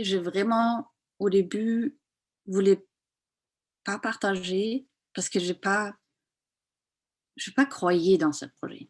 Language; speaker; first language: French; non-native, fluent; German